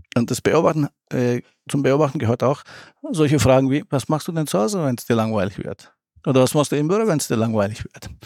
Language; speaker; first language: German; early bilingual, other home language; Turkish